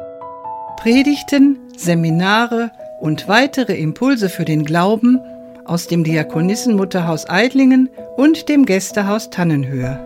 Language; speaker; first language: German; native; German